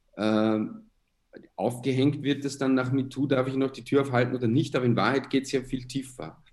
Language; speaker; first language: German; native; German